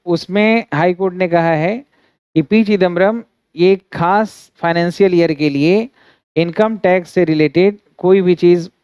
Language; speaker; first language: Hindi; native; Hindi